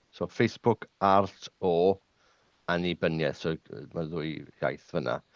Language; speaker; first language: Welsh; non-native, local second language; English